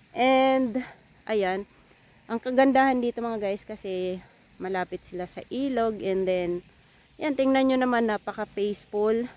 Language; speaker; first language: Filipino; native; Filipino